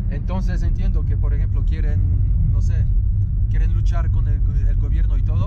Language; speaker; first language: Spanish; non-native, learner; Polish